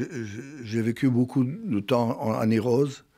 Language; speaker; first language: French; non-native, fluent; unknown